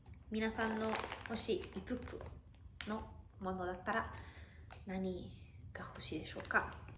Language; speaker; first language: Japanese; non-native, fluent; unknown